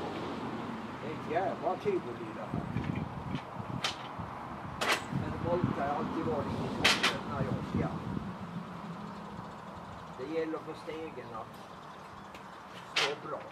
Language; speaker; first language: Swedish; native; Swedish